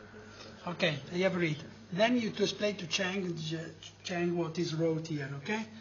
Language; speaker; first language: English; non-native, learner; Italian